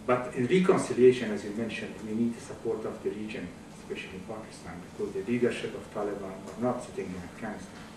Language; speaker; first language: English; non-native, fluent; Persian